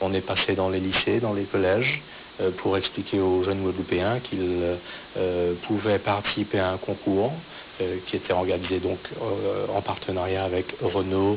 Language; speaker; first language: French; native; French